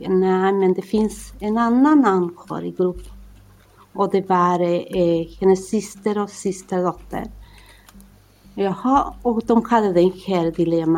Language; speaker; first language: Swedish; non-native, fluent; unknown